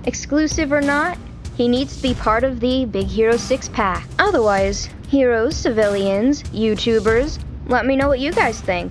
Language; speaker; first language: English; native; English